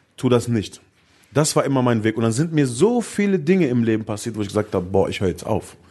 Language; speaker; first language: German; early bilingual, other home language; Arabic